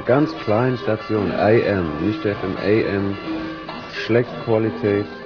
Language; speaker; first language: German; non-native, learner; English